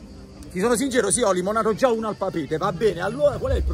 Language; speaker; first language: Italian; native; Italian